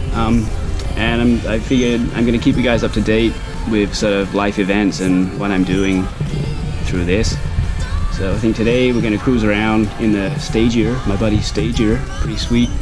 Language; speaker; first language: English; native; English